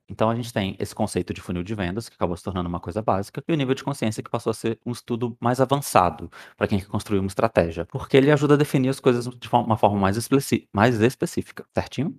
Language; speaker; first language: Portuguese; native; Portuguese